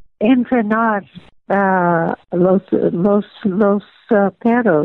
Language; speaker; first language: Spanish; non-native, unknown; English